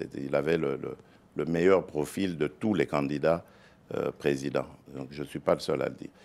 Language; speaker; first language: French; non-native, local second language; Luba-Lulua